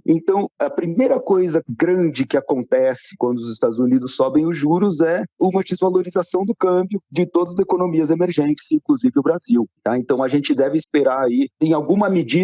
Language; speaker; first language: Portuguese; native; Portuguese